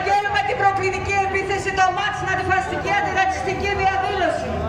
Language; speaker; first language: Greek; native; Greek